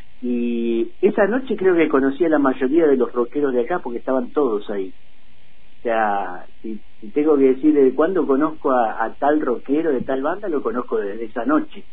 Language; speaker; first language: Spanish; native; Spanish